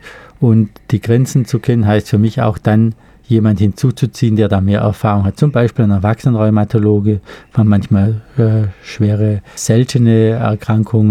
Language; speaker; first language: German; native; German